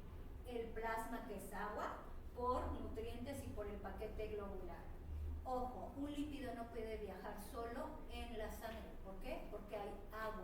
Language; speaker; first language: Spanish; native; Spanish